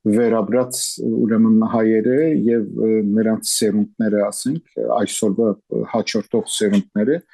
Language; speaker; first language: Armenian; early bilingual, heritage; Armenian